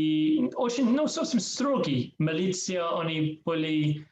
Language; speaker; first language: Russian; non-native, learner; English